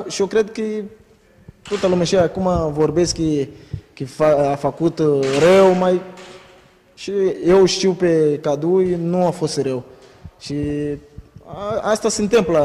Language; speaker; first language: Romanian; non-native, learner; Portuguese